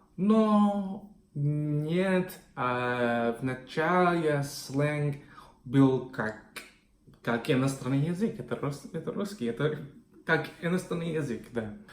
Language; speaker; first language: Russian; non-native, fluent; English